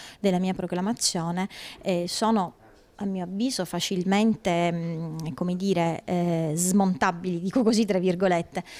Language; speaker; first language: Italian; native; Italian